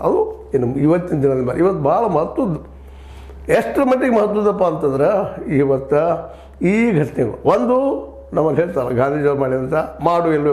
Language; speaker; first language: Kannada; native; Kannada